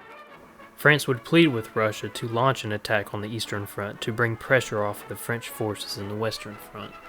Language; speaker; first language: English; native; English